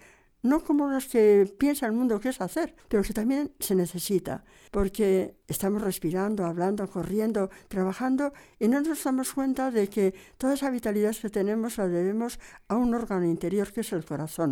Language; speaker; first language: Spanish; native; Spanish